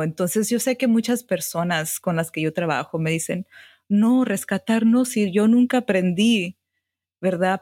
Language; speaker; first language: Spanish; early bilingual, heritage; Spanish